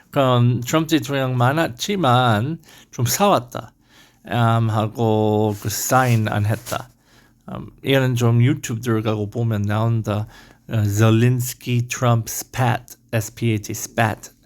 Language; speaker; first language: Korean; non-native, learner; English